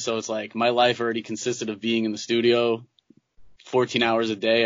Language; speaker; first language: English; native; English